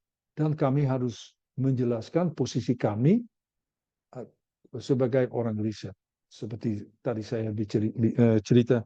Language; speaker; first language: Indonesian; non-native, learner; Dutch